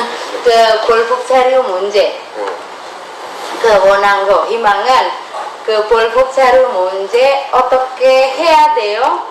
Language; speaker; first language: Korean; non-native, fluent; Indonesian